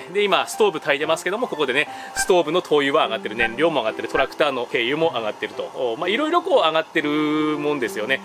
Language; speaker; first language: Japanese; native; Japanese